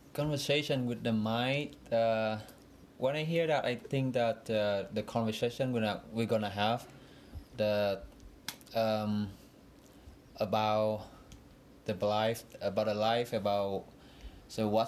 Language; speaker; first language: English; non-native, fluent; Vietnamese